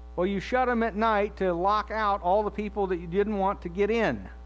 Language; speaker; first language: English; native; English